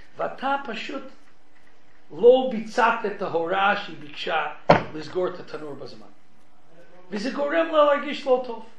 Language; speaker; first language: Hebrew; non-native, fluent; English